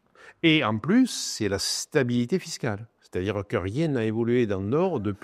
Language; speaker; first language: French; native; French